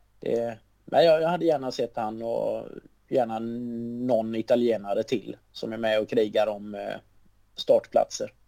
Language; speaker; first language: Swedish; native; Swedish